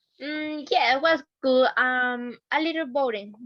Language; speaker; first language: English; non-native, learner; Spanish